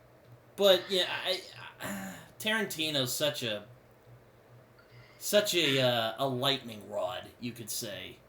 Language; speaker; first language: English; native; English